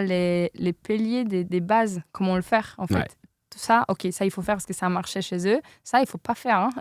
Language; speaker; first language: French; non-native, fluent; Polish